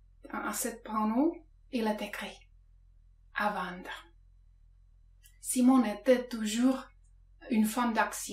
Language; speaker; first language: French; non-native, fluent; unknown